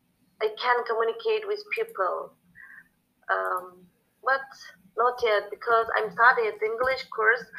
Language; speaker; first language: English; non-native, learner; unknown